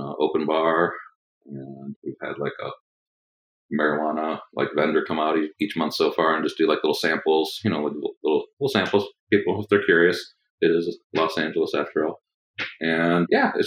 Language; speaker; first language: English; native; English